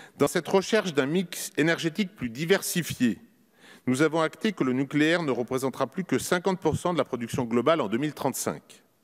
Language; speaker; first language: French; native; French